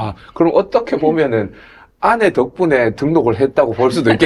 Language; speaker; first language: Korean; native; Korean